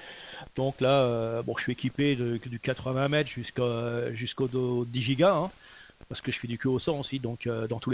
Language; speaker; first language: French; native; French